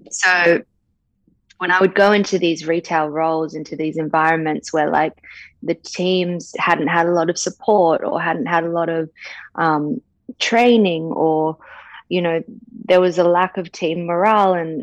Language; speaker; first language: English; native; English